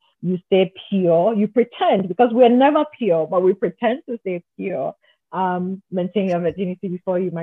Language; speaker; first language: English; non-native, local second language; Akan